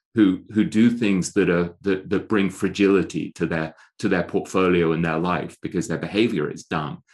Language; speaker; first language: English; native; English